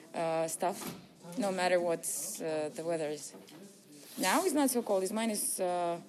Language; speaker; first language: English; non-native, learner; Russian